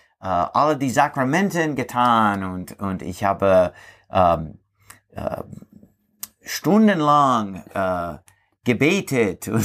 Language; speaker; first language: German; non-native, fluent; English